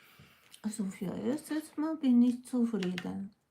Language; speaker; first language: German; non-native, learner; Japanese